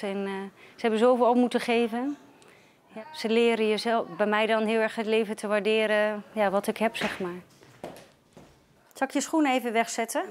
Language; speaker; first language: Dutch; native; Dutch